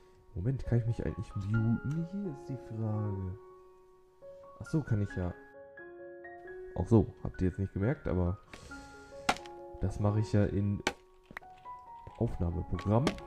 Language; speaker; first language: German; native; German